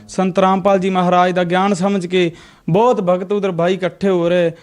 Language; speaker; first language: Hindi; non-native, local second language; Punjabi